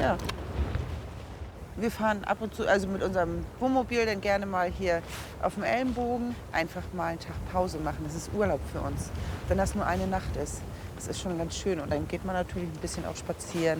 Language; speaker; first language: German; native; German